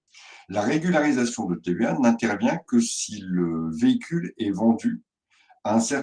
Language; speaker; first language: French; native; French